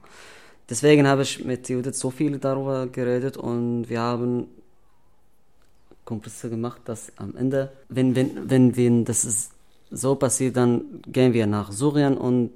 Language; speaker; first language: German; non-native, learner; Arabic